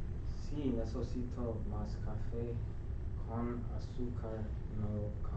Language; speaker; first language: Spanish; non-native, learner; English